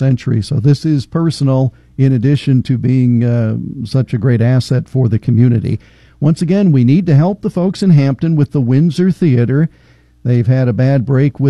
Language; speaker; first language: English; native; English